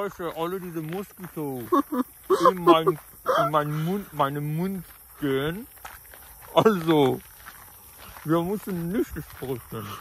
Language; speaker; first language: German; non-native, learner; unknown